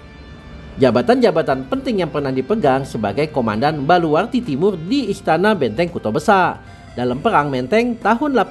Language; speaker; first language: Indonesian; native; Indonesian